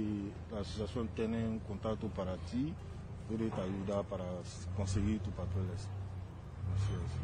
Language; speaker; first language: Spanish; non-native, learner; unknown